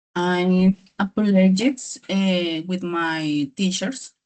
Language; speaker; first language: English; non-native, learner; Spanish